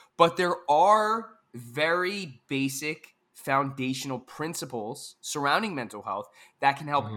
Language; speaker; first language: English; native; English